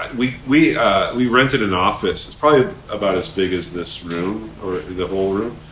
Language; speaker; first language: English; native; English